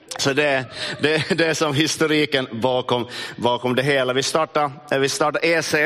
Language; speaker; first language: Swedish; native; Swedish